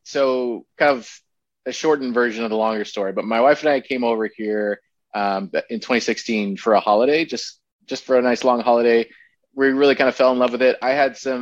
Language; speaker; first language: English; native; English